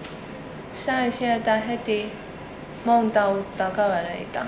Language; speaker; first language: Finnish; early bilingual, other home language; Chinese